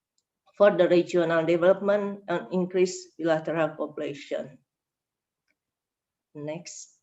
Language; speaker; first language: English; non-native, learner; Indonesian